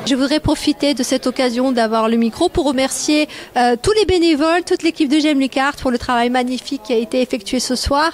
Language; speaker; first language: French; native; French